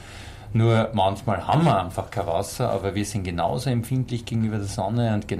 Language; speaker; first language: German; native; German